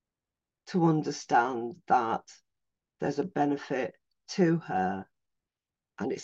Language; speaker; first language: English; native; English